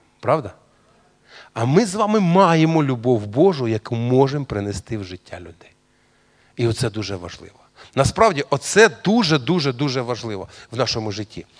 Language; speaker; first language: Ukrainian; non-native, local second language; Russian